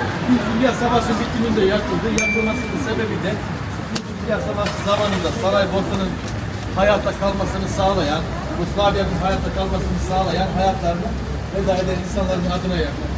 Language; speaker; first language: Turkish; native; Turkish